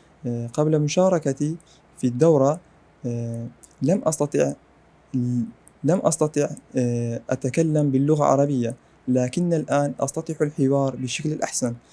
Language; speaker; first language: Arabic; non-native, learner; Central Kurdish